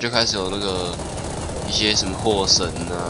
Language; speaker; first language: Chinese; native; Chinese